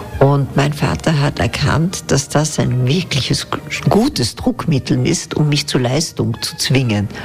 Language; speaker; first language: German; native; German